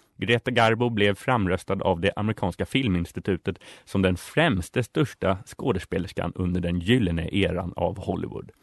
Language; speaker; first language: Swedish; native; Swedish